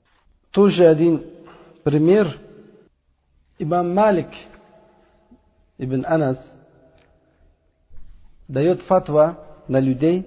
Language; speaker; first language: Russian; non-native, local second language; Uzbek